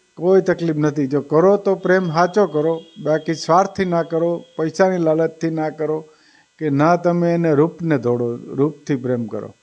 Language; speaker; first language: Gujarati; native; Gujarati